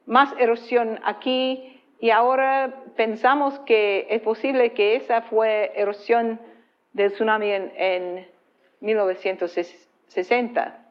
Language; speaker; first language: Spanish; non-native, fluent; English